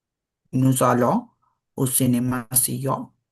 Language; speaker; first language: French; non-native, learner; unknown